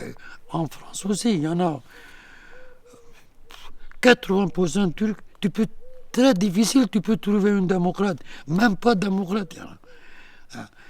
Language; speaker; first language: French; non-native, learner; Kurdish